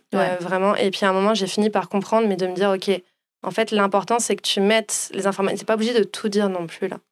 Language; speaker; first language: French; native; French